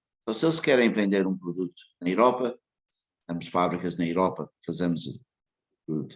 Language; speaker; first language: Portuguese; early bilingual, heritage; English